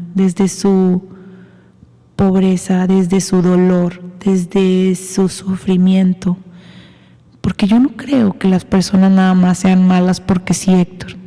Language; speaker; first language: Spanish; native; Spanish